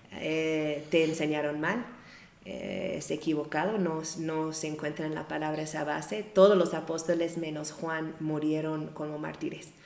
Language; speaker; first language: Spanish; non-native, fluent; English